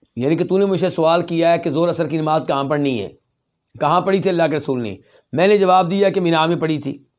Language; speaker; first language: Urdu; native; Urdu